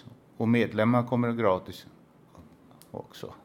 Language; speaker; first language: Swedish; non-native, local second language; Finnish